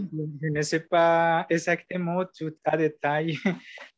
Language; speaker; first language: French; non-native, learner; Spanish